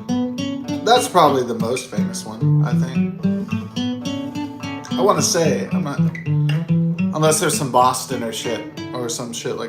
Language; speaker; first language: English; native; English